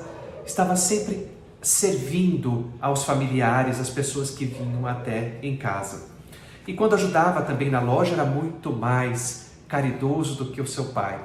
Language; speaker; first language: Portuguese; native; Portuguese